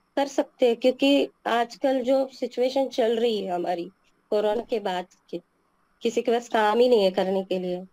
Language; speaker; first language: Hindi; non-native, local second language; Telugu